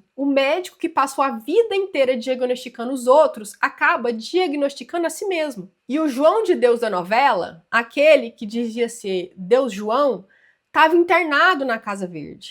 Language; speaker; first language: Portuguese; native; Portuguese